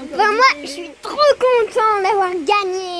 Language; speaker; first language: French; native; French